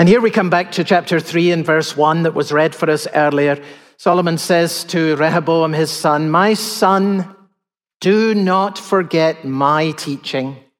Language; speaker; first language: English; native; English